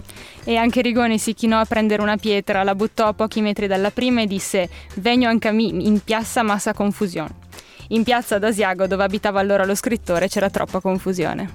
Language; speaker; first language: Italian; native; Italian